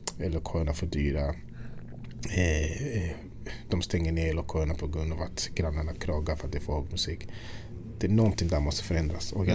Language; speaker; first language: Swedish; non-native, fluent; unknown